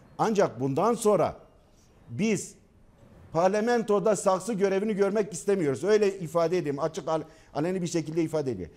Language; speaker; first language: Turkish; non-native, local second language; Kurdish